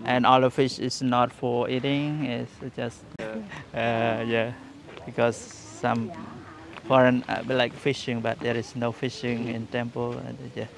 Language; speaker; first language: English; non-native, learner; Khmer